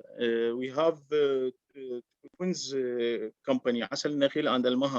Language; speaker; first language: English; non-native, learner; Arabic